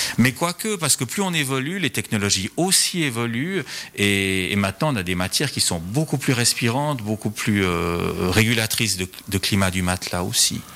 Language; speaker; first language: French; native; French